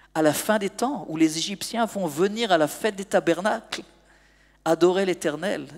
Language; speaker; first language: French; native; French